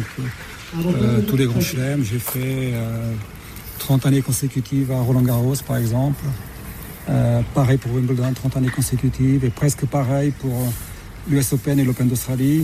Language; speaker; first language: French; non-native, fluent; Portuguese